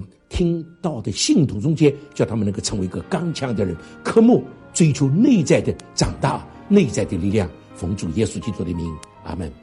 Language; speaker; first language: Chinese; native; Chinese